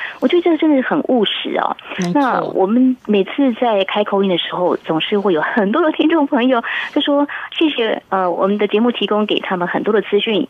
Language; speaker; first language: Chinese; native; Chinese